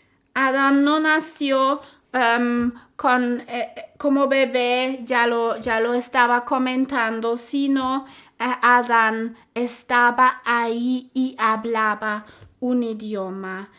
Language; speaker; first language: Spanish; non-native, fluent; German